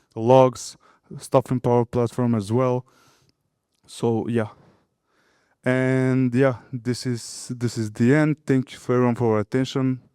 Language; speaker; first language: English; non-native, fluent; Macedonian